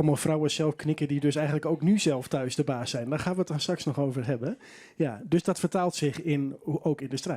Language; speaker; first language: Dutch; non-native, local second language; Western Frisian